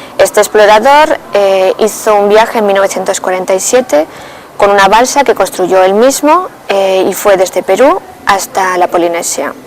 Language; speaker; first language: Spanish; native; Spanish